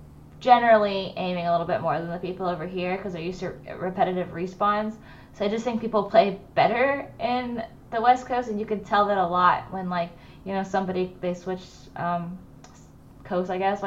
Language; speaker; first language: English; native; English